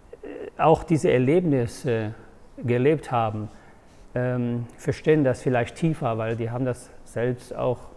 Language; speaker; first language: German; non-native, fluent; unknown